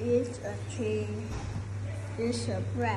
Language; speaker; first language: English; non-native, learner; Vietnamese